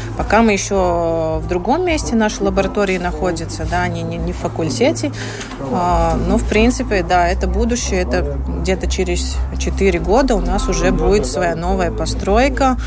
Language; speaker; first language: Russian; non-native, local second language; Latvian